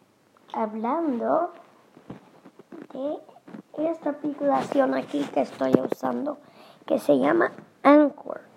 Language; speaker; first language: Spanish; early bilingual, heritage; Spanish